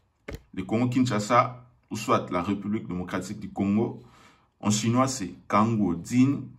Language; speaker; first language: French; non-native, local second language; Lingala